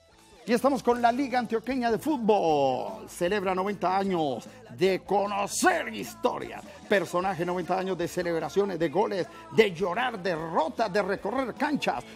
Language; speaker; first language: Spanish; native; Spanish